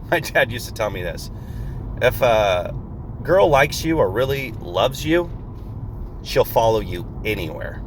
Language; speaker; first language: English; native; English